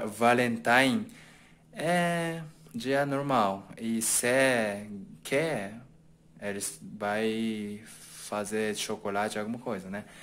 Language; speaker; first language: Portuguese; non-native, learner; Japanese